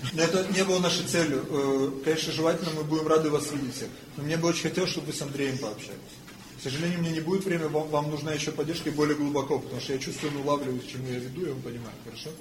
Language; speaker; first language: Russian; non-native, fluent; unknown